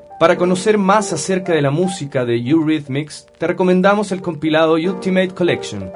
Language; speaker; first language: Spanish; native; Spanish